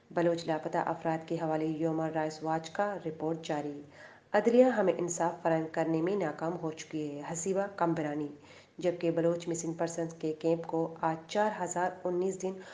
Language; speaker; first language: Urdu; non-native, local second language; Baluchi